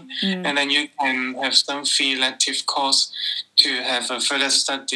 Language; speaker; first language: English; non-native, local second language; Cantonese